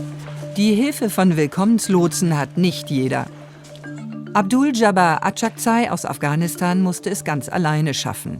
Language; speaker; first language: German; native; German